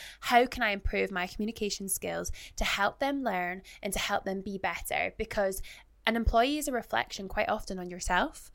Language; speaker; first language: English; native; English